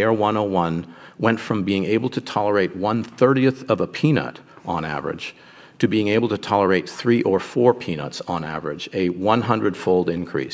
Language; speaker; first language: English; native; English